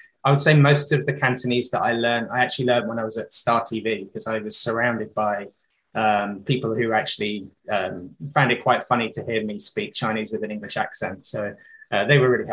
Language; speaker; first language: English; native; English